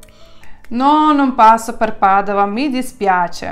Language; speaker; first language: Italian; non-native, fluent; Ukrainian